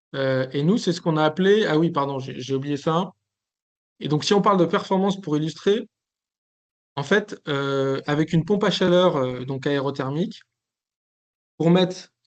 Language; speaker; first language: French; native; French